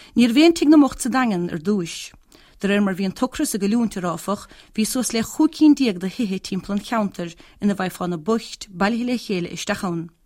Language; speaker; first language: Irish; native; Irish